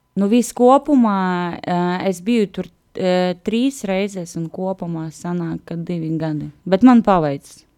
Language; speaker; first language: Latvian; non-native, local second language; Russian